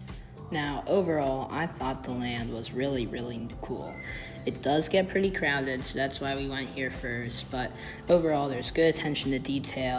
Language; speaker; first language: English; native; English